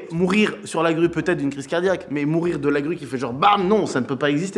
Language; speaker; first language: French; native; French